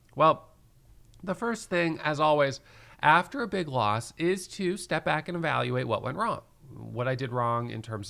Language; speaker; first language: English; native; English